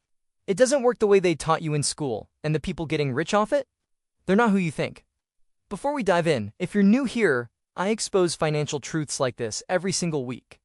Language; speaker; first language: English; native; English